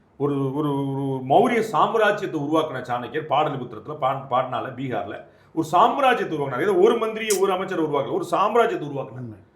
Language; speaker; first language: Tamil; non-native, local second language; Hindi